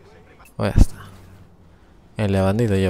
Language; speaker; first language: Spanish; native; Spanish